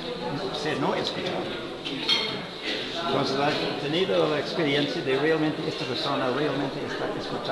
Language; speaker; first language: Spanish; non-native, fluent; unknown